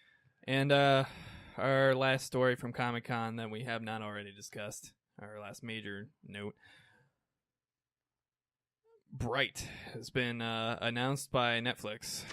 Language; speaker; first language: English; native; English